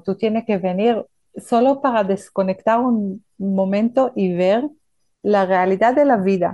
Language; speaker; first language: Spanish; non-native, fluent; Hebrew